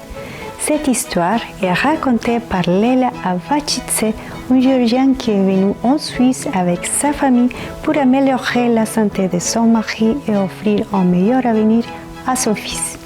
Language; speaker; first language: French; native; French